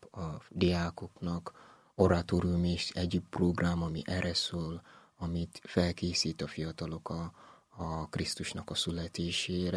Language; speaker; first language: Hungarian; non-native, learner; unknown